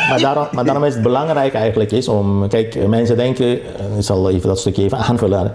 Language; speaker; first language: Dutch; early bilingual, other home language; Caribbean Hindustani